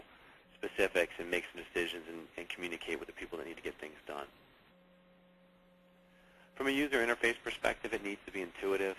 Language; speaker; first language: English; native; English